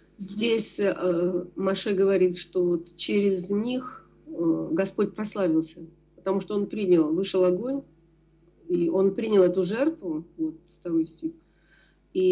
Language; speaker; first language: Russian; native; Russian